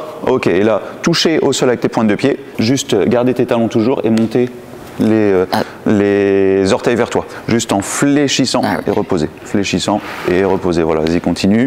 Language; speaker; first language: French; native; French